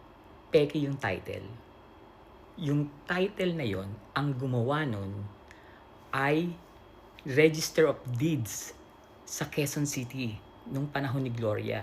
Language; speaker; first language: Filipino; native; Filipino